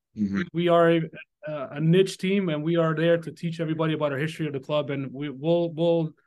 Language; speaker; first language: English; early bilingual, other home language; Italian